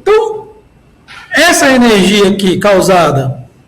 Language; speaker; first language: Portuguese; native; Portuguese